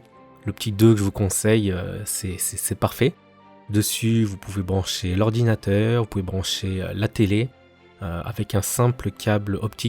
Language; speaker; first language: French; native; French